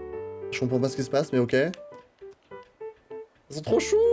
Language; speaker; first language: French; native; French